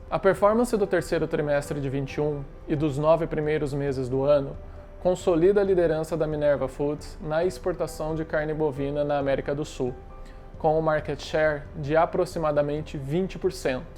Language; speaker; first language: Portuguese; native; Portuguese